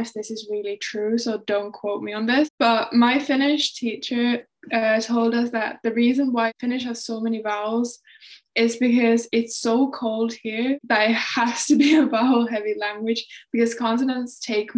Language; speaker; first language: English; non-native, fluent; Finnish